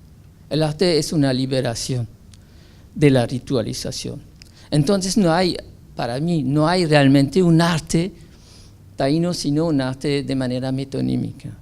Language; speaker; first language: Spanish; non-native, fluent; French